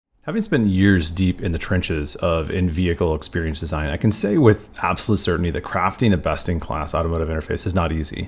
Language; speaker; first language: English; native; English